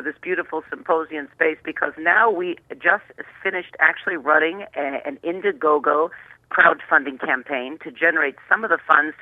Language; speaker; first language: English; native; English